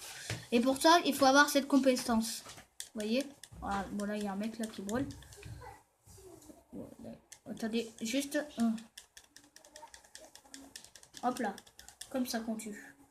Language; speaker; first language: French; native; French